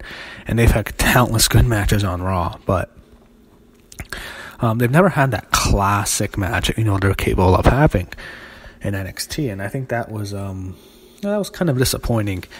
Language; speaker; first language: English; native; English